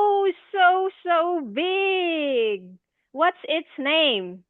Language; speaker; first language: English; non-native, fluent; Filipino